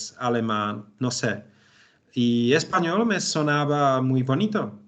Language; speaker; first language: Spanish; non-native, learner; Czech